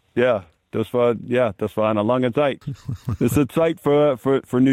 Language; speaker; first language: German; non-native, learner; English